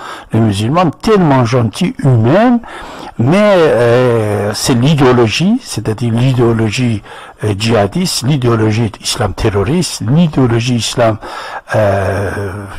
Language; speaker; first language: French; non-native, fluent; Persian